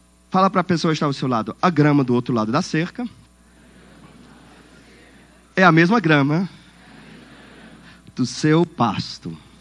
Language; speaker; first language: Portuguese; non-native, fluent; German